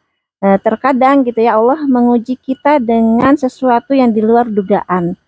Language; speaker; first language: Indonesian; native; Indonesian